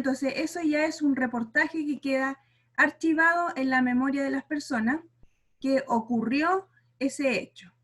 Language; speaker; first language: Spanish; native; Spanish